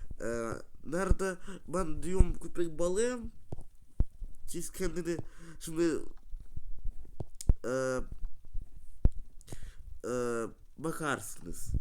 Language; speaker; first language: Turkish; non-native, learner; Russian